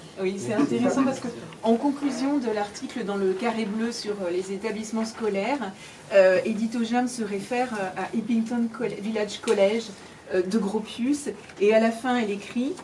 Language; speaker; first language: French; native; French